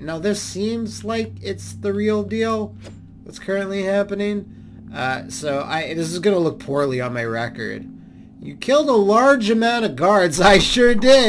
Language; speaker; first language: English; native; English